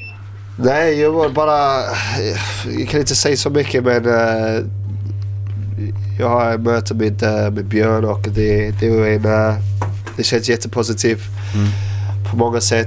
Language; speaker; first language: Swedish; non-native, learner; English